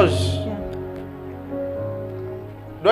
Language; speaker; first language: English; non-native, fluent; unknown